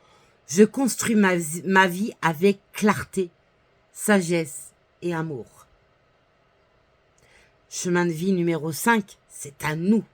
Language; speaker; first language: French; native; French